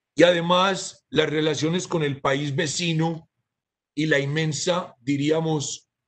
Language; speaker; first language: Spanish; native; Spanish